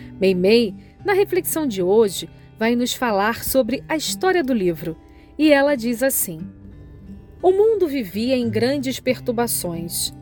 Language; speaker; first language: Portuguese; native; Portuguese